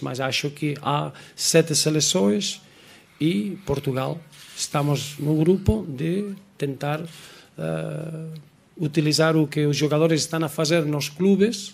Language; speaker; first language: Portuguese; non-native, fluent; Spanish